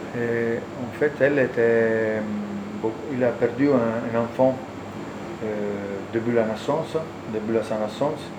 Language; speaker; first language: French; non-native, learner; Italian